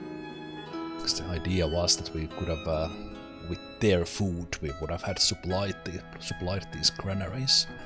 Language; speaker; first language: English; non-native, fluent; Finnish